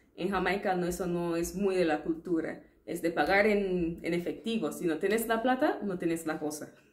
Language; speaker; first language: Spanish; non-native, fluent; English